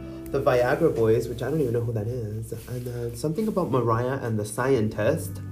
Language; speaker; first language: English; early bilingual, other home language; Spanish